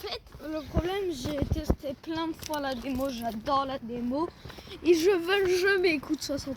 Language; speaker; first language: French; native; French